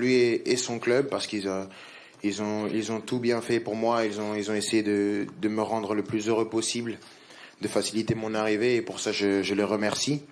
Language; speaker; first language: French; native; French